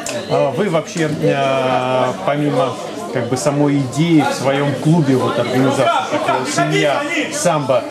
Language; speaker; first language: Russian; native; Russian